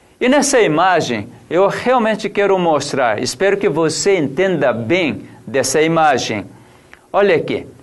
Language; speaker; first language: Portuguese; non-native, fluent; Korean